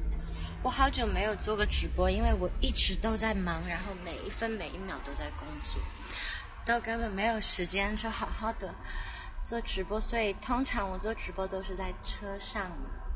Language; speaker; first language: Chinese; non-native, local second language; Cantonese